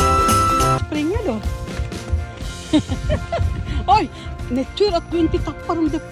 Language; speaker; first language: Swedish; non-native, learner; Filipino